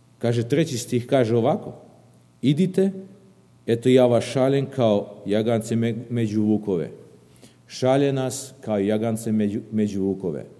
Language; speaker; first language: Serbian; early bilingual, heritage; Serbian